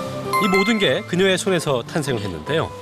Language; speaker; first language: Korean; native; Korean